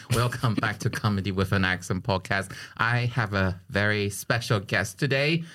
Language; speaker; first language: English; non-native, fluent; Chinese